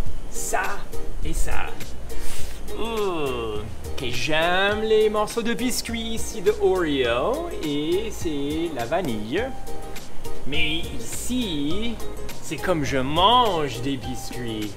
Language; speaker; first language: French; non-native, learner; English